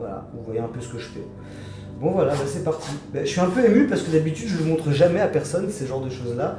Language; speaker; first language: French; native; French